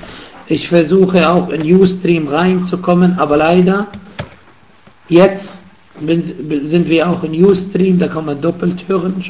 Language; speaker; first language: German; non-native, fluent; Arabic